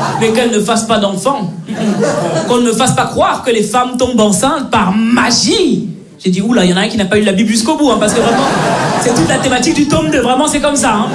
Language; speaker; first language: French; native; French